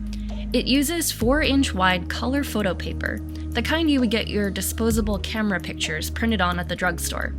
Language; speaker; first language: English; native; English